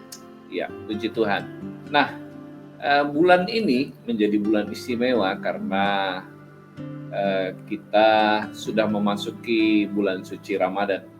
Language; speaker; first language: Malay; non-native, local second language; Achinese